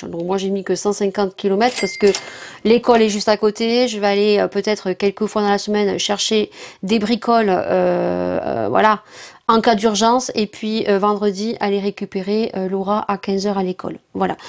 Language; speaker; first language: French; native; French